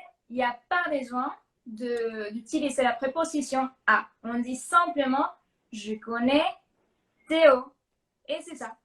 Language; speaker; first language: French; non-native, fluent; Spanish